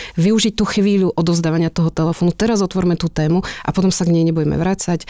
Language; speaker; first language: Slovak; native; Slovak